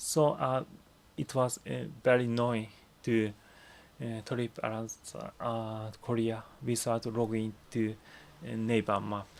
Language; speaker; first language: English; non-native, learner; Japanese